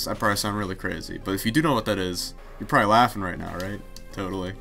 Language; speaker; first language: English; native; English